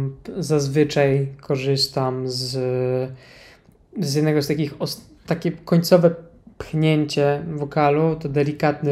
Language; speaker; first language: Polish; native; Polish